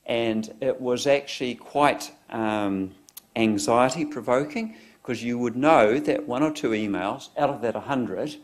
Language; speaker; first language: English; native; English